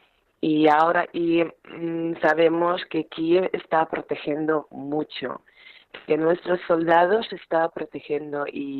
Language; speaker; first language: Spanish; non-native, learner; Ukrainian